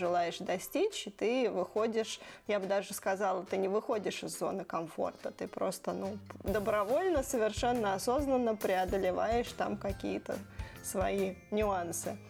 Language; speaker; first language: Russian; native; Russian